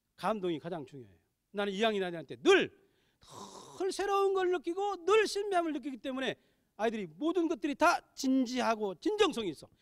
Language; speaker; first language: Korean; native; Korean